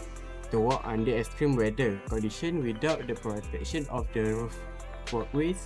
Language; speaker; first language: English; non-native, local second language; Malay